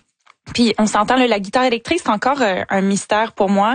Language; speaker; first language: French; native; French